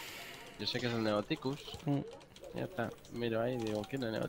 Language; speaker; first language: Spanish; native; Spanish